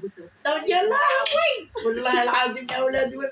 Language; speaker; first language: Arabic; native; Arabic